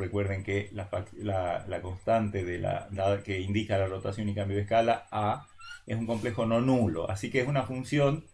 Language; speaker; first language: Spanish; native; Spanish